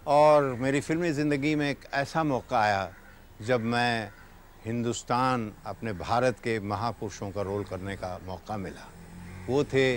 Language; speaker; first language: Hindi; non-native, local second language; Telugu